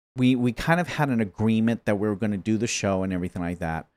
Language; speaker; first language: English; native; English